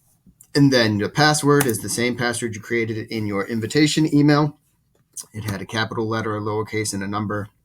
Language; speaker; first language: English; native; English